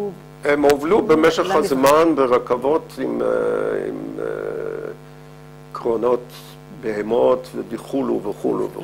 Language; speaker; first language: Hebrew; non-native, fluent; Dutch